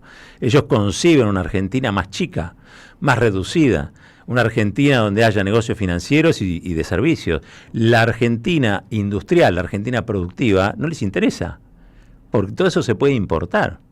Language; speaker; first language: Spanish; native; Spanish